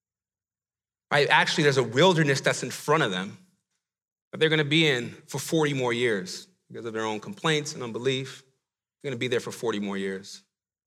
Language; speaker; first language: English; native; English